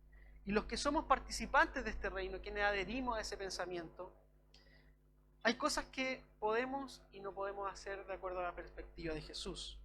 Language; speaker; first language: Spanish; native; Spanish